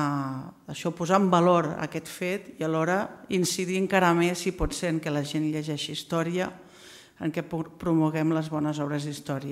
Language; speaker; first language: Catalan; native; Catalan